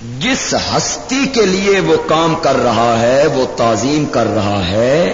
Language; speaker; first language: Urdu; non-native, local second language; Punjabi